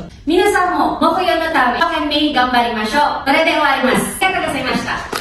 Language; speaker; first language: Japanese; non-native, learner; Filipino